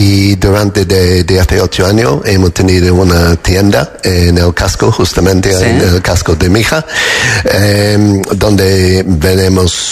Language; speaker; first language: Spanish; non-native, learner; English